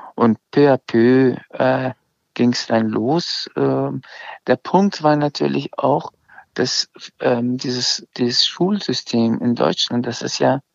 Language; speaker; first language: German; early bilingual, other home language; Azerbaijani